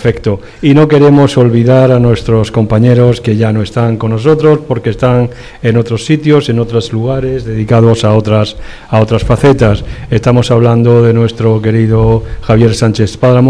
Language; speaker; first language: Spanish; native; Spanish